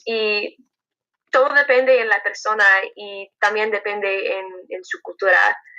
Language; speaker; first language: Spanish; non-native, learner; English